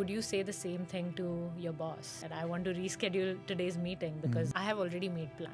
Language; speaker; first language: English; non-native, local second language; Marathi